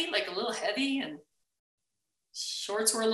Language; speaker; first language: English; native; English